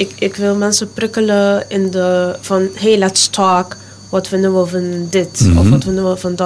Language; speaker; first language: Dutch; non-native, local second language; Papiamento